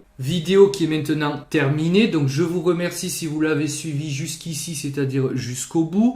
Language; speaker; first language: French; native; French